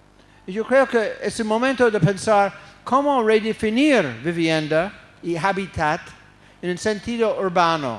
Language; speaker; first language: Spanish; non-native, fluent; English